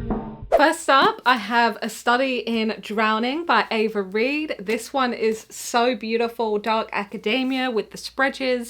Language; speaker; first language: English; native; English